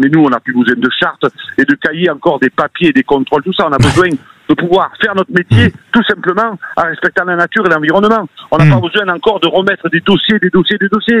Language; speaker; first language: French; native; French